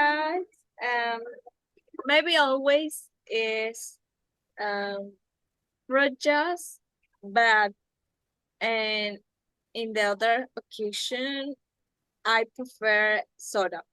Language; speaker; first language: English; non-native, learner; Spanish